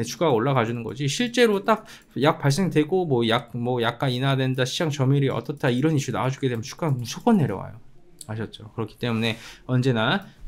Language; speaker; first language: Korean; native; Korean